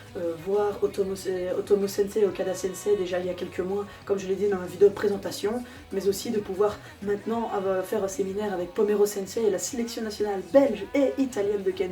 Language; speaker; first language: French; native; French